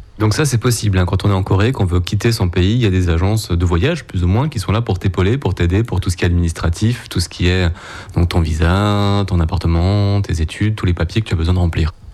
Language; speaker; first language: French; native; French